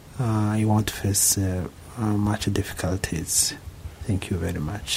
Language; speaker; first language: English; non-native, local second language; Kinyarwanda